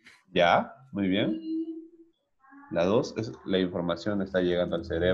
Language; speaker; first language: Spanish; native; Spanish